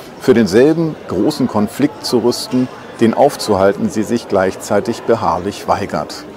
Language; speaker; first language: German; native; German